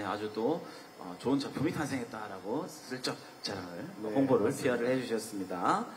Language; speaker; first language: Korean; native; Korean